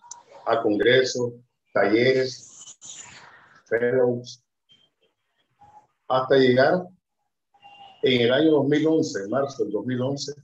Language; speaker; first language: Spanish; native; Spanish